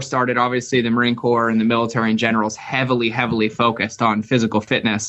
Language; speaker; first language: English; native; English